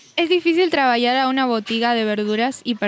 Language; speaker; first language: Spanish; non-native, learner; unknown